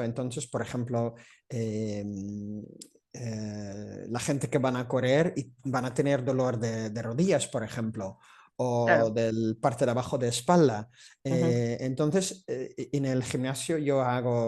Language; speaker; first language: Spanish; non-native, fluent; Dutch